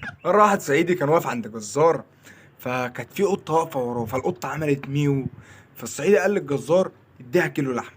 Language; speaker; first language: Arabic; native; Arabic